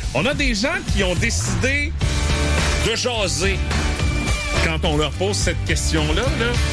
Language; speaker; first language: French; native; French